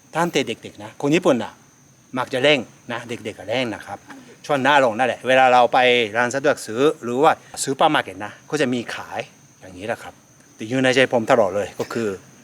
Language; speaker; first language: Thai; non-native, fluent; Japanese